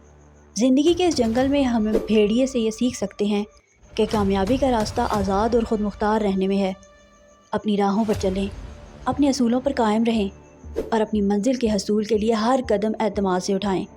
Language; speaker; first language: Urdu; native; Urdu